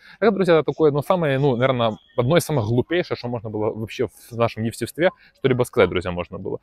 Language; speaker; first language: Russian; native; Russian